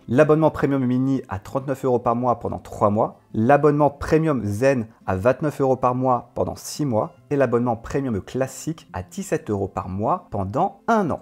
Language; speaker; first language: French; native; French